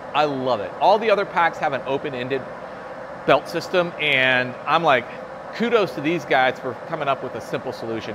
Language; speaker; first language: English; native; English